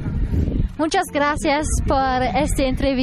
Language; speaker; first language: Spanish; non-native, learner; German